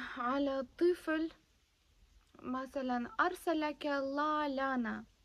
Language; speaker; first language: Arabic; non-native, fluent; Ukrainian